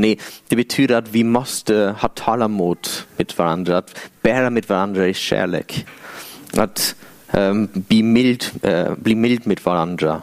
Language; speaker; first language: Swedish; non-native, fluent; English